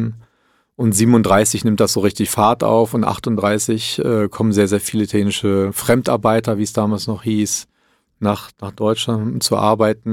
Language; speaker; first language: German; early bilingual, other home language; Italian